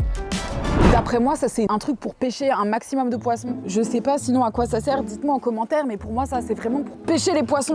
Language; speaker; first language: French; native; French